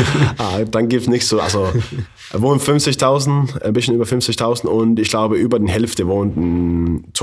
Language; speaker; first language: German; non-native, learner; Faroese